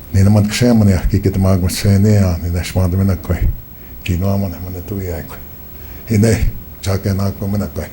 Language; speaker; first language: English; early bilingual, other home language; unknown